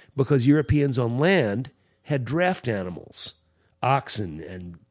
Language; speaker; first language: English; native; English